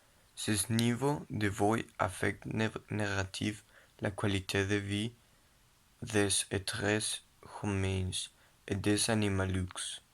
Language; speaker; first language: French; non-native, learner; Spanish